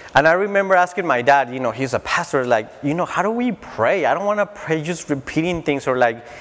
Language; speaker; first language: English; non-native, fluent; Spanish